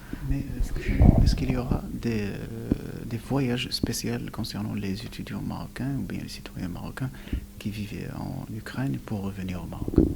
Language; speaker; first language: French; non-native, local second language; Arabic